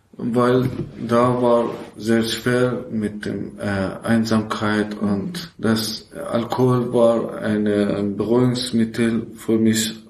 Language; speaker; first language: German; non-native, learner; Persian